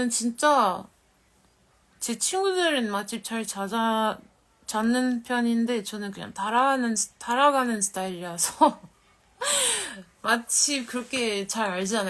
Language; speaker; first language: Korean; non-native, fluent; French